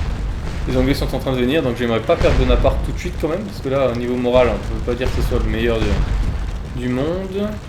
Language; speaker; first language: French; native; French